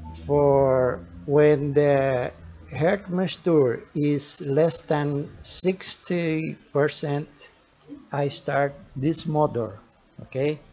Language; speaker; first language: English; non-native, learner; Portuguese